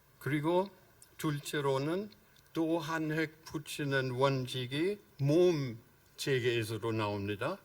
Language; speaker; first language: Korean; non-native, fluent; German